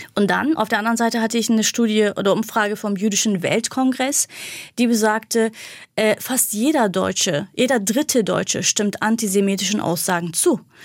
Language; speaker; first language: German; non-native, fluent; Kurdish